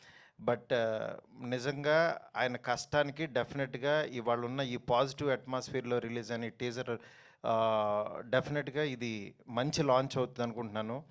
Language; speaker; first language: Telugu; native; Telugu